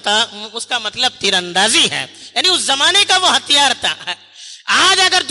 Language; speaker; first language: Urdu; native; Urdu